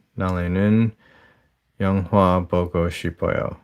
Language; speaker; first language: Korean; non-native, learner; English